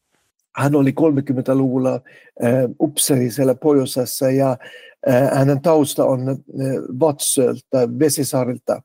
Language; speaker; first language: Finnish; non-native, fluent; Norwegian